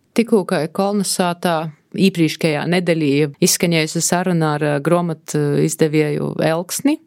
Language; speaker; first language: Latvian; native; Latvian